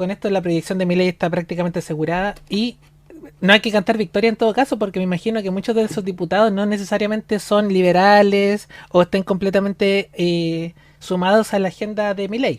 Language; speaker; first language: Spanish; native; Spanish